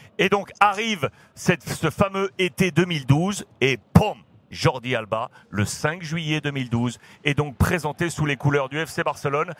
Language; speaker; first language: French; native; French